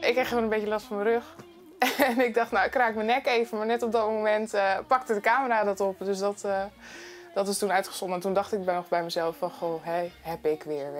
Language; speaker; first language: Dutch; native; Dutch